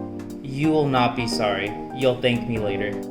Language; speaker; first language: English; native; English